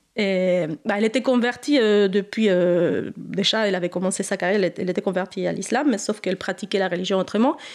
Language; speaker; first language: French; non-native, fluent; Spanish